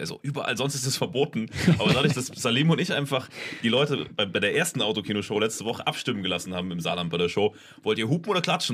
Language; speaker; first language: German; native; German